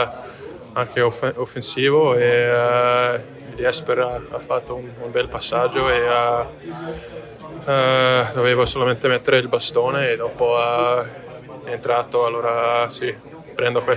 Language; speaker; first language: Italian; non-native, fluent; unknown